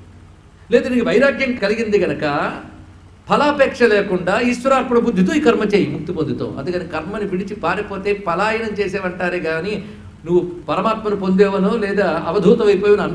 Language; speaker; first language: Telugu; native; Telugu